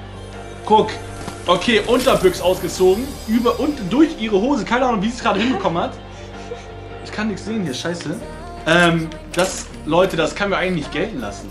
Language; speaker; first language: German; native; German